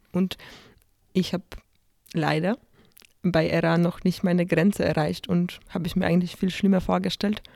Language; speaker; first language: German; non-native, fluent; Polish